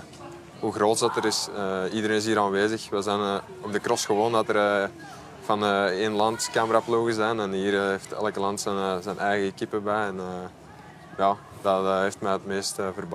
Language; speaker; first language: Dutch; native; Dutch